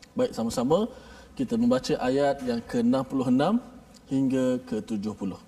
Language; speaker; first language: Malay; native; Malay